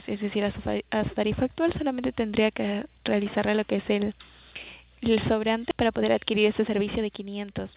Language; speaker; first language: Spanish; native; Spanish